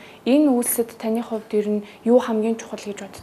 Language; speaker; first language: Mongolian; native; Mongolian